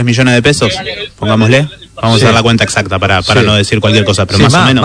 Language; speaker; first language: Spanish; native; Spanish